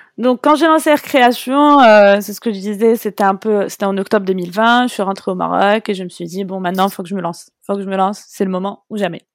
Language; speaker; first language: French; non-native, local second language; Arabic